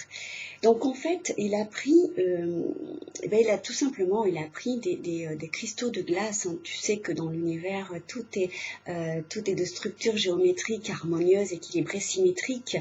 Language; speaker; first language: French; native; French